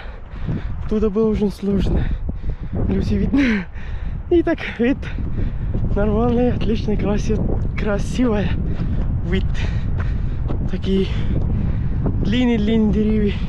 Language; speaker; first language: Russian; non-native, learner; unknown